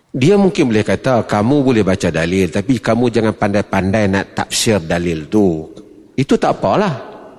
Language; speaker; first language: Malay; native; Malay